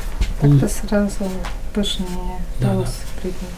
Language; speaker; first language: Russian; non-native, fluent; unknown